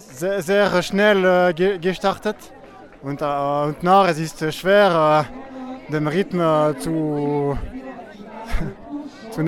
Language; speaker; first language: German; non-native, learner; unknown